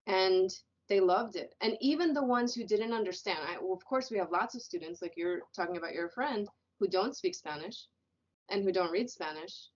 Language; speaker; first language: English; native; English